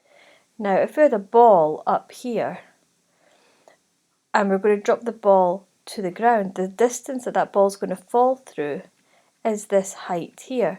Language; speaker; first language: English; native; English